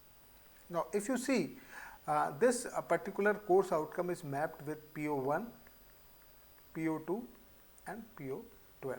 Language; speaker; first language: English; non-native, local second language; Hindi